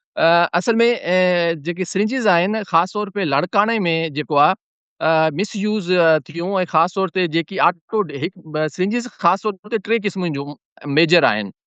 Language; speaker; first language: Sindhi; non-native, local second language; Urdu